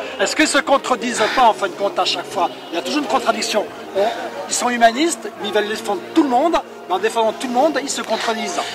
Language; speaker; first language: French; native; French